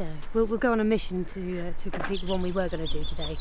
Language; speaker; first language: English; native; English